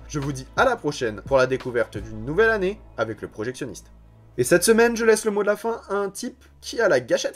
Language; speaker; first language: French; native; French